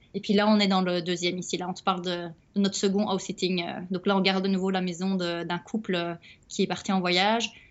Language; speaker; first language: French; native; French